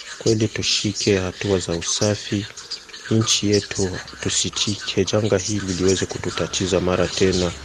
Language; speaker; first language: Swahili; native; Swahili